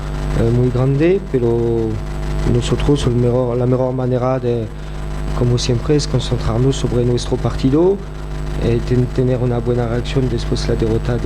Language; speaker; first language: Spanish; non-native, fluent; French